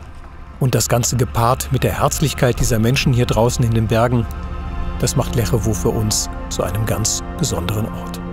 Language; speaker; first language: German; native; German